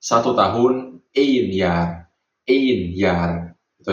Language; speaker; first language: Dutch; non-native, fluent; Indonesian